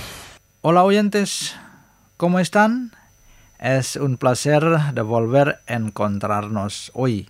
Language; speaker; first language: Spanish; non-native, fluent; Indonesian